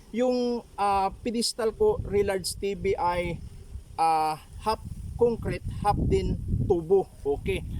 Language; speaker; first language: Filipino; non-native, local second language; Waray